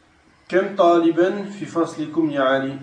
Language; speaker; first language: Arabic; non-native, learner; French